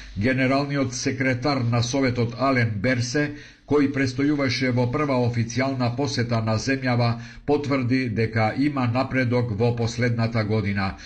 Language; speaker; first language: Macedonian; native; Macedonian